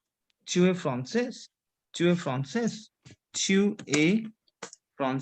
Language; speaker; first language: French; non-native, fluent; Hindi